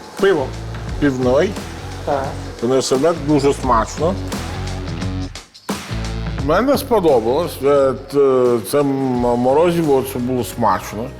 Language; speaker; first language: Ukrainian; non-native, learner; Italian